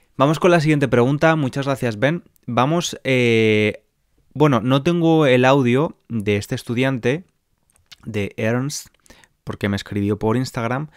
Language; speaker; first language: Spanish; native; Spanish